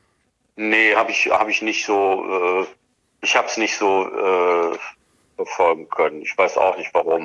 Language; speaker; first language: German; native; German